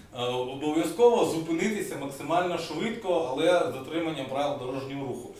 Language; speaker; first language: Ukrainian; non-native, local second language; Russian